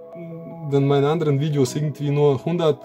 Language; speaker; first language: German; non-native, fluent; Russian